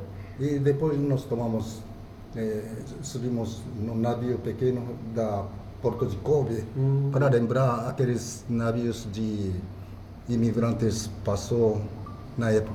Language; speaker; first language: Portuguese; non-native, fluent; Japanese